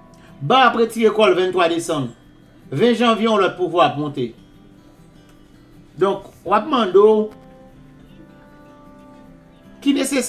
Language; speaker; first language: Haitian Creole; native; Haitian Creole